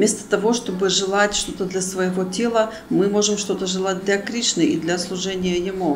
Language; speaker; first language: Russian; native; Russian